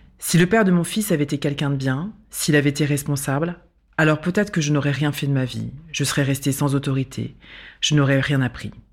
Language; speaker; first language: French; non-native, local second language; Arabic